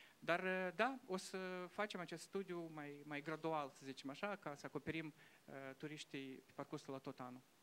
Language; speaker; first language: Romanian; non-native, local second language; Russian